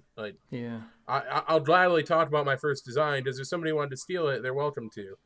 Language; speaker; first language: English; native; English